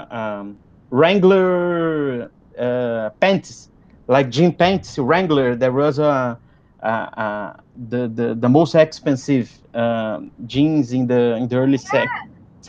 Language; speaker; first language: English; non-native, fluent; Portuguese